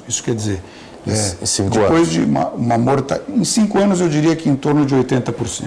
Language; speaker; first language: Portuguese; native; Portuguese